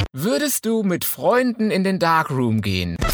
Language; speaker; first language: German; native; German